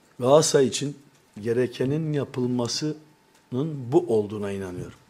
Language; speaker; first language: Turkish; native; Turkish